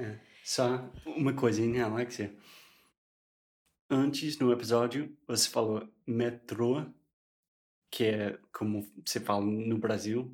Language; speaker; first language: Portuguese; non-native, fluent; English